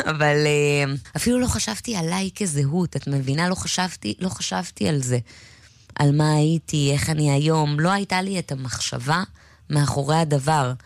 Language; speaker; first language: Hebrew; native; Hebrew